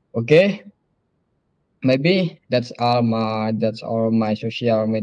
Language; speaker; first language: English; non-native, learner; Indonesian